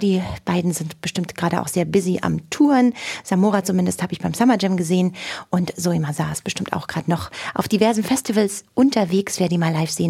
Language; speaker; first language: German; native; German